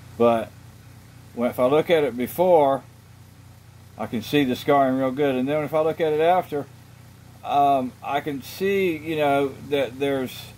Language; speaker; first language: English; native; English